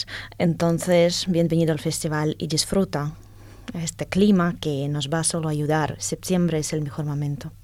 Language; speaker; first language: Spanish; non-native, fluent; Russian